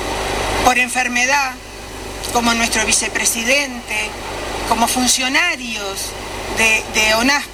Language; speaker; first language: Spanish; native; Spanish